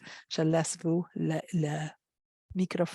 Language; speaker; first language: French; non-native, fluent; English